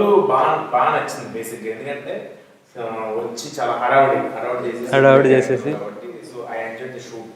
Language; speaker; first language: Telugu; native; Telugu